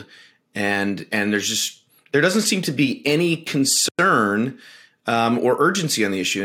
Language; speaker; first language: English; native; English